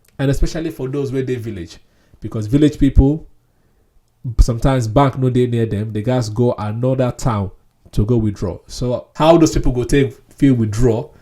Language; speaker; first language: Nigerian Pidgin; non-native, local second language; Yoruba